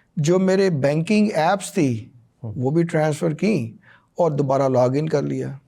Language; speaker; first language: Urdu; non-native, local second language; Punjabi